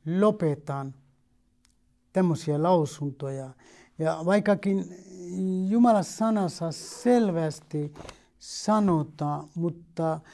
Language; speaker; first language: Finnish; non-native, fluent; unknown